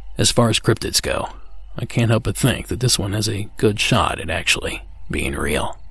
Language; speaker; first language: English; native; English